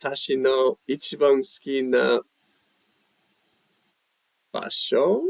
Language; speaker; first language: Japanese; non-native, learner; English